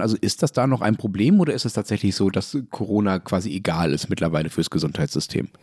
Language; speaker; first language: German; native; German